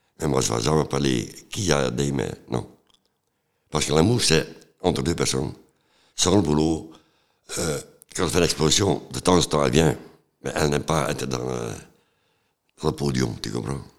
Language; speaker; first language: French; non-native, local second language; Dutch